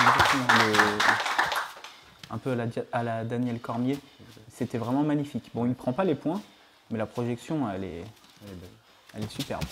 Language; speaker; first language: French; native; French